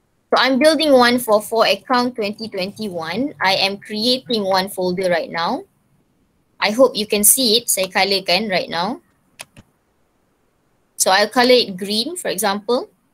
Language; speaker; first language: English; non-native, local second language; Malay